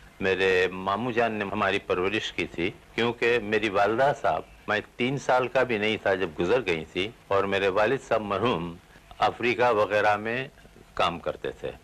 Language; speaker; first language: Urdu; non-native, local second language; Gujarati